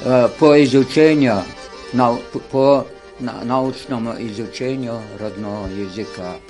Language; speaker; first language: Russian; non-native, local second language; Chechen